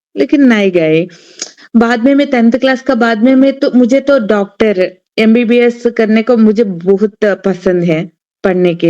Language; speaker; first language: Hindi; non-native, learner; Telugu